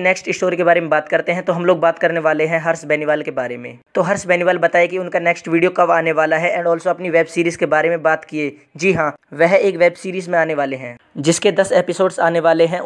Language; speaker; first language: Hindi; native; Hindi